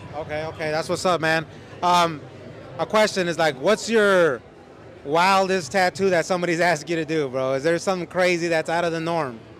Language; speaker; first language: English; early bilingual, other home language; Spanish